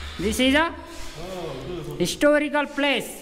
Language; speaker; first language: English; non-native, learner; Nepali